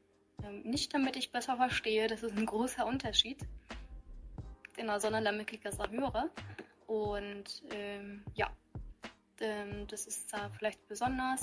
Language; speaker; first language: German; early bilingual, other home language; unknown